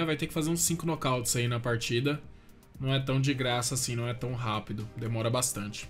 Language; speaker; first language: Portuguese; native; Portuguese